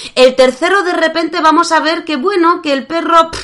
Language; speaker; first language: Spanish; non-native, fluent; Polish